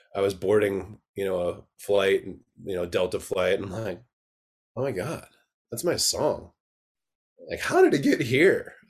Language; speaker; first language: English; native; English